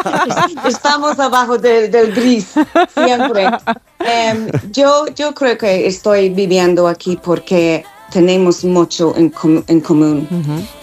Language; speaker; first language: Spanish; non-native, fluent; English